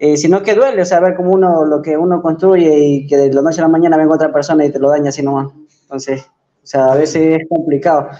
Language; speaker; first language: Spanish; native; Spanish